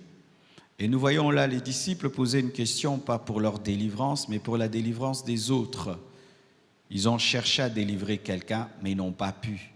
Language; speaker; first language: French; non-native, local second language; Lingala